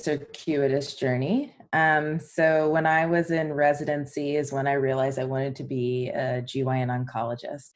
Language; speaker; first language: English; native; English